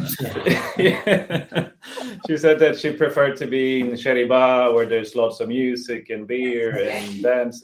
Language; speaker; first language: English; non-native, fluent; Swedish